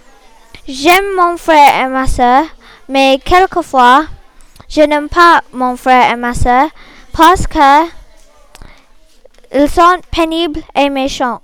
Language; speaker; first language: French; non-native, learner; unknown